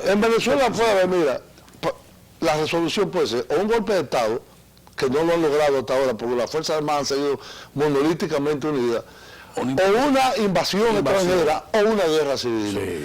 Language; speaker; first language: Spanish; native; Spanish